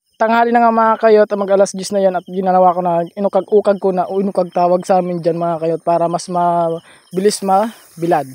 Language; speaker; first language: Filipino; non-native, local second language; Masbatenyo